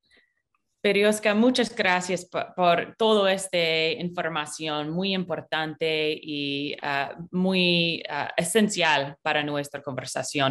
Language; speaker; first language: Spanish; non-native, fluent; English